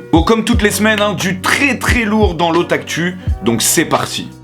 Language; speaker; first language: French; native; French